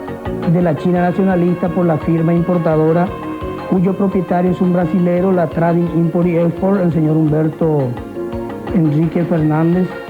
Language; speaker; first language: Spanish; native; Spanish